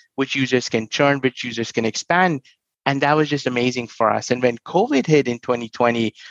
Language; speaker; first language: English; non-native, local second language; Hindi